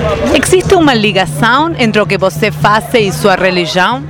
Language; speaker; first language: Portuguese; non-native, fluent; Spanish